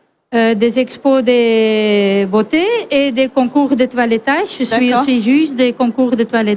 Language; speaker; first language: French; non-native, fluent; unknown